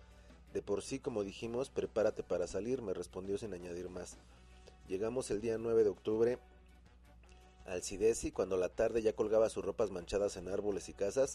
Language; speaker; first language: Spanish; native; Spanish